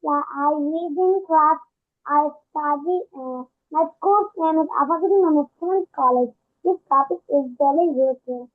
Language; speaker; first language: English; non-native, learner; Bangla